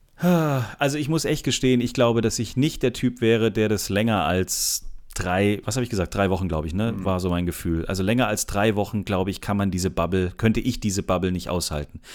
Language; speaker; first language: German; native; German